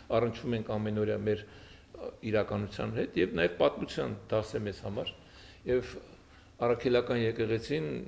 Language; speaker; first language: Armenian; native; Armenian